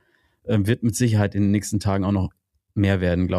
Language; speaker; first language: German; native; German